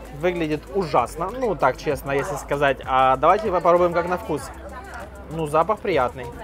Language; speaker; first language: Russian; native; Russian